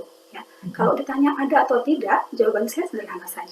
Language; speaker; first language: Indonesian; native; Indonesian